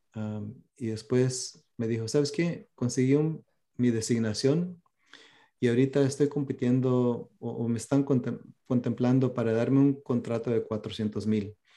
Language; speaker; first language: Spanish; early bilingual, heritage; Spanish